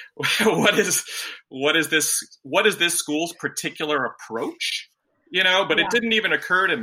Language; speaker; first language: English; native; English